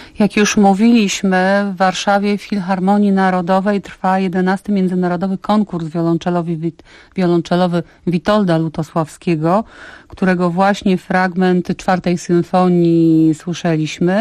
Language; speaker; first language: Polish; native; Polish